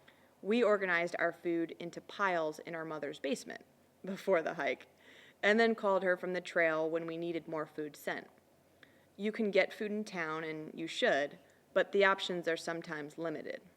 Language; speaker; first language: English; native; English